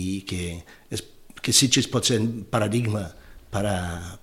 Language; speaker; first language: Catalan; non-native, fluent; English